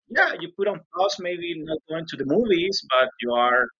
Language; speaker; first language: English; non-native, learner; Spanish